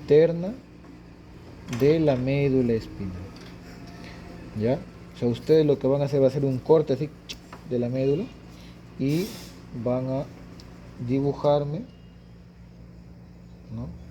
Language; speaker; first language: Spanish; native; Spanish